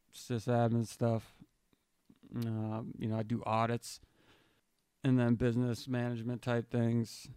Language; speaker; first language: English; native; English